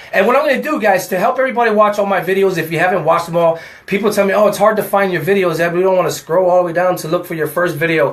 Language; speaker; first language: English; native; English